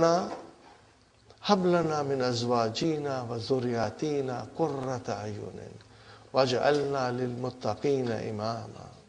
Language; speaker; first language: Arabic; non-native, fluent; English